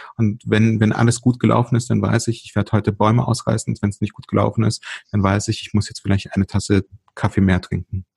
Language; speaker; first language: German; early bilingual, other home language; Russian